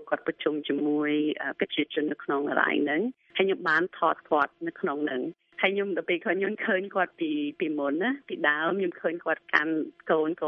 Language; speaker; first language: Khmer; early bilingual, heritage; Khmer